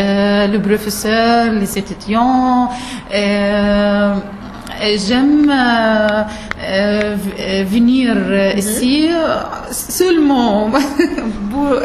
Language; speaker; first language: French; non-native, learner; Arabic